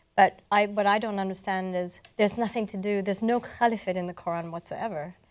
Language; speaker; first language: English; non-native, local second language; Malay